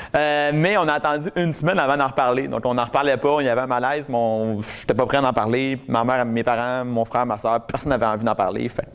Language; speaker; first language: French; native; French